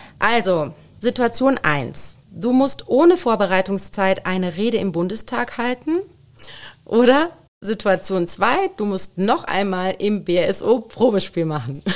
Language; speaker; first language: German; native; German